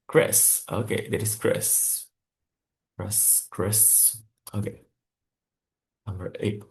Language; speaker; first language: English; non-native, fluent; Indonesian